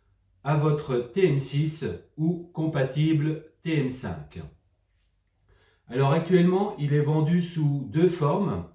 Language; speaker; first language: French; native; French